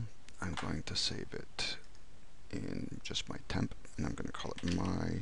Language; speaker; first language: English; native; English